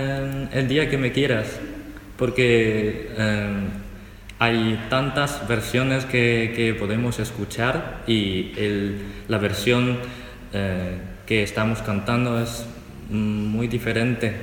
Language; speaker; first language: Spanish; non-native, learner; Chinese